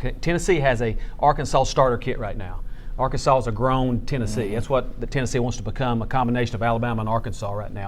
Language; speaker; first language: English; native; English